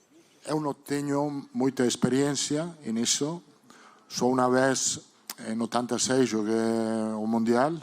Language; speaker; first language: Portuguese; non-native, learner; Italian